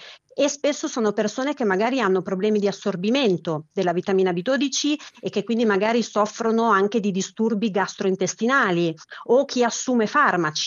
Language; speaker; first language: Italian; native; Italian